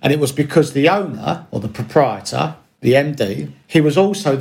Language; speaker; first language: English; native; English